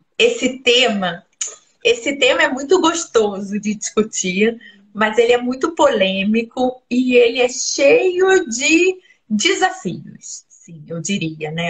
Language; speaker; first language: Portuguese; native; Portuguese